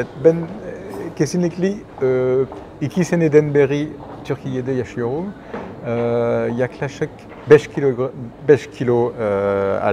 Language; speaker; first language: Turkish; non-native, learner; French